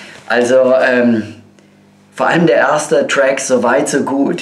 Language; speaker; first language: German; native; German